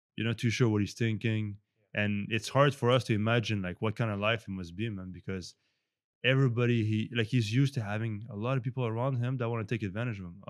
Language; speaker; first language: English; non-native, fluent; French